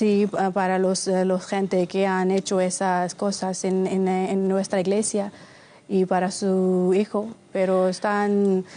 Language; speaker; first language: Spanish; non-native, fluent; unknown